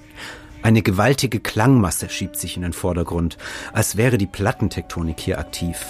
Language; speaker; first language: German; native; German